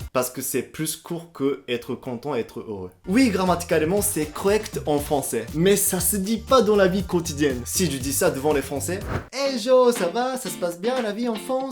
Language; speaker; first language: French; non-native, fluent; Japanese